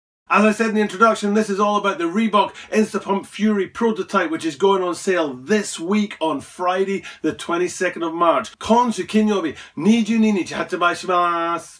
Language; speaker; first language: English; native; English